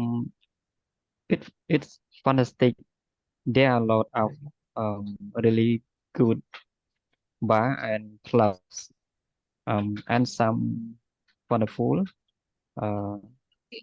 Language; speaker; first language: English; non-native, learner; Khmer